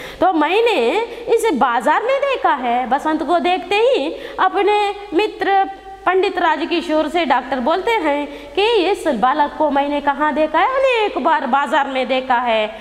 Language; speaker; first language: Hindi; non-native, local second language; Kannada